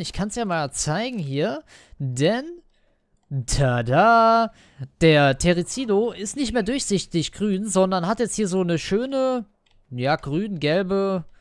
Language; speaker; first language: German; native; German